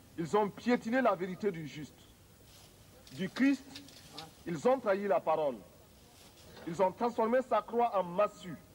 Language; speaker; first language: French; non-native, local second language; Mossi